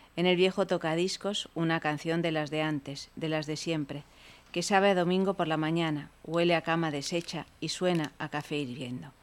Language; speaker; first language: Spanish; early bilingual, other home language; Italian